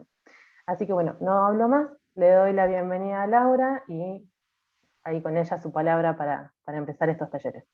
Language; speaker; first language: Spanish; native; Spanish